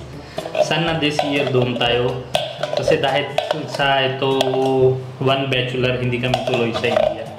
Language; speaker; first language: Filipino; non-native, learner; Punjabi